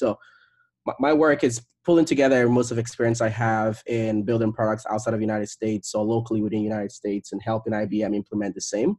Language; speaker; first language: English; non-native, local second language; Igbo